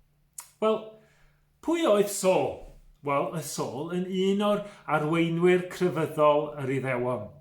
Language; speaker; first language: Welsh; native; Welsh